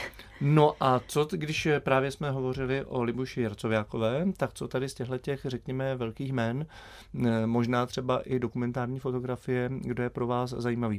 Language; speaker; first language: Czech; native; Czech